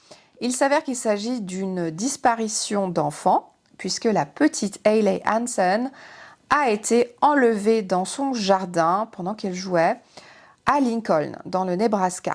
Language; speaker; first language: French; native; French